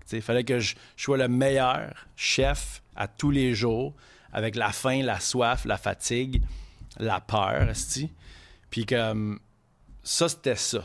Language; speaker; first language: French; native; French